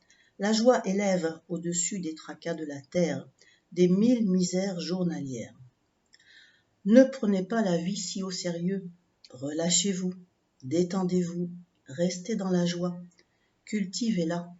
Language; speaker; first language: French; native; French